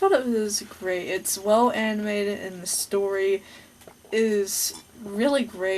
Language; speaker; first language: English; native; English